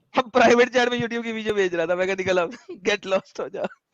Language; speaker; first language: Hindi; native; Hindi